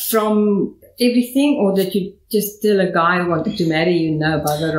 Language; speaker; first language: English; non-native, local second language; Afrikaans